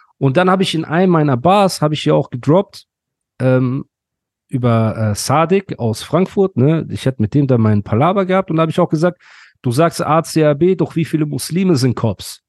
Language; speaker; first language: German; early bilingual, other home language; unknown